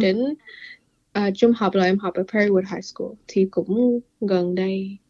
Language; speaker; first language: Vietnamese; early bilingual, heritage; English